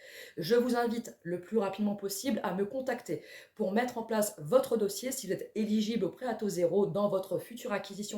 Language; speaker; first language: French; native; French